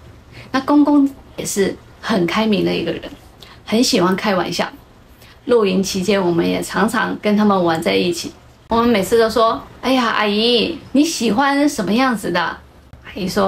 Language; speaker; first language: Chinese; native; Chinese